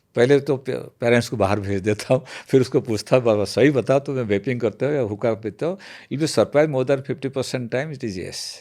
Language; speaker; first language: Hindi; non-native, local second language; Odia